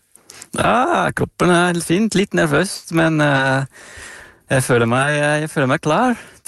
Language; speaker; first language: Norwegian; non-native, fluent; Dutch